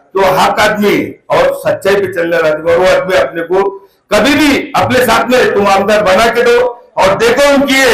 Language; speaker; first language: Hindi; non-native, local second language; Marathi